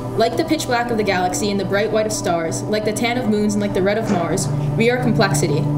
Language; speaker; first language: English; native; English